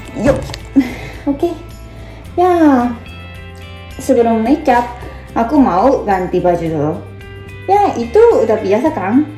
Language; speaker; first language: Indonesian; non-native, learner; Japanese